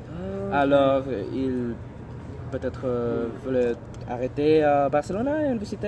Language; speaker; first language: French; non-native, learner; English